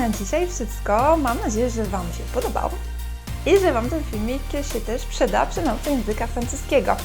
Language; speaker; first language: Polish; non-native, fluent; French